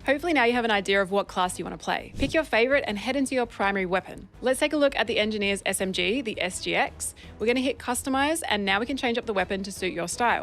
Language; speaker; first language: English; native; English